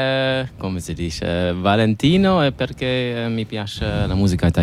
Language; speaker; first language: Italian; non-native, learner; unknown